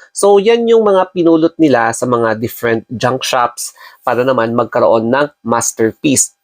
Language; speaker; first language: Filipino; non-native, local second language; Iloko